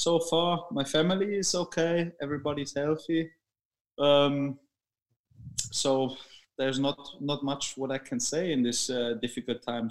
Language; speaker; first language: English; non-native, fluent; German